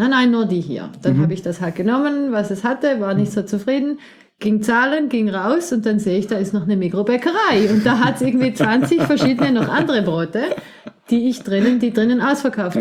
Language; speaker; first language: German; native; German